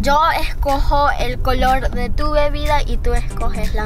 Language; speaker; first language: Spanish; early bilingual, heritage; Spanish